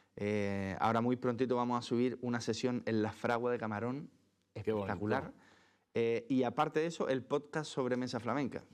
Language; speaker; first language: Spanish; native; Spanish